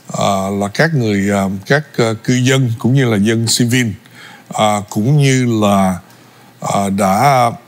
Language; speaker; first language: Vietnamese; early bilingual, other home language; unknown